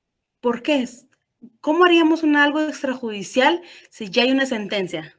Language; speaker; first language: Spanish; native; Spanish